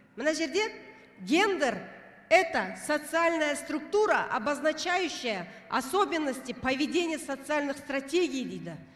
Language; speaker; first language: Russian; non-native, local second language; Kazakh